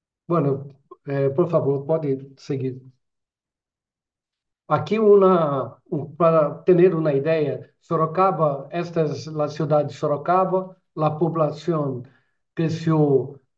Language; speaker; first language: Spanish; non-native, fluent; Portuguese